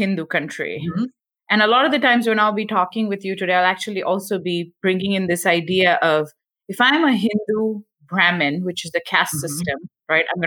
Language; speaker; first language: English; non-native, local second language; Gujarati